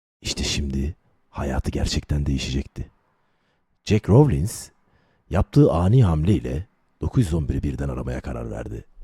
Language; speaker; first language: Turkish; native; Turkish